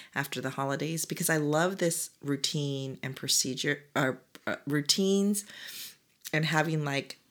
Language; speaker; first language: English; early bilingual, other home language; Korean